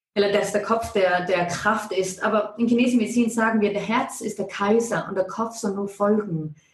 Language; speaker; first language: German; non-native, fluent; Danish